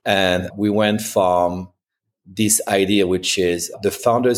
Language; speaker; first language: English; non-native, fluent; French